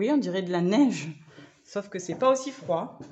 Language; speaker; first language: French; native; French